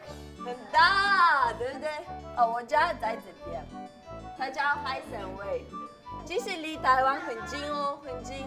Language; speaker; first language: Chinese; non-native, fluent; Russian